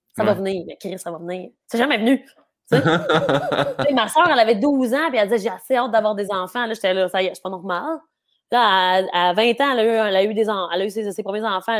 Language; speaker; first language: French; native; French